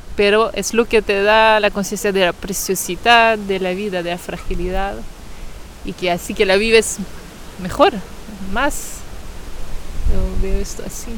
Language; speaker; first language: Spanish; non-native, fluent; French